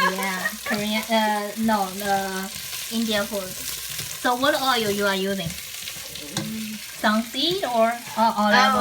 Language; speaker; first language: English; non-native, learner; Chinese